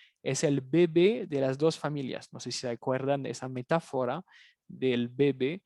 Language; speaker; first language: Spanish; native; Spanish